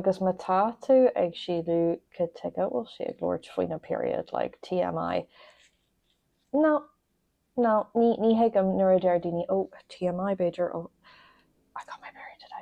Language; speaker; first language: Irish; non-native, local second language; English